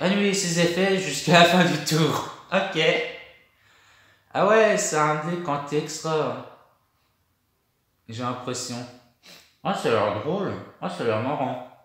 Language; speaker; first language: French; native; French